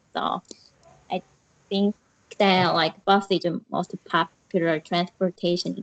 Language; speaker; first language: English; non-native, learner; Korean